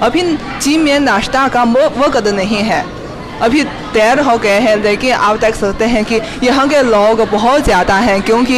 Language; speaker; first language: Hindi; non-native, fluent; Chinese